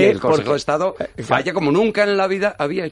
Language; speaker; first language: Spanish; native; Spanish